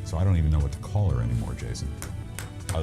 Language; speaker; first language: English; native; English